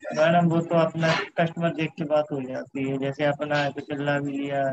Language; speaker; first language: Hindi; native; Hindi